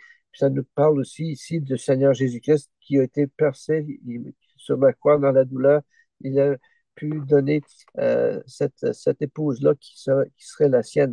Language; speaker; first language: French; native; French